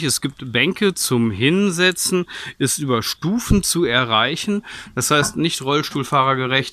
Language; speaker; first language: German; native; German